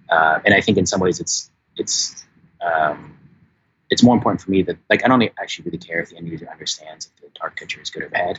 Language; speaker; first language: English; native; English